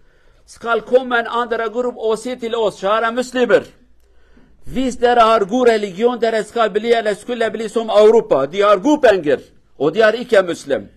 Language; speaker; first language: Norwegian; non-native, learner; Kurdish